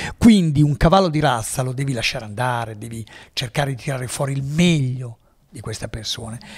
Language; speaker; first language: Italian; native; Italian